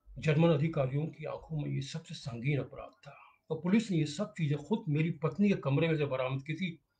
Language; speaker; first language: Hindi; native; Hindi